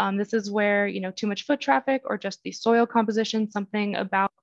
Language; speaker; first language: English; native; English